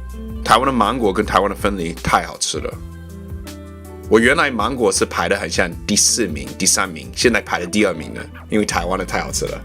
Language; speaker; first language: Chinese; non-native, learner; English